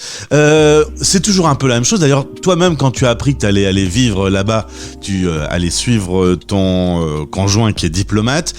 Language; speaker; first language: French; native; French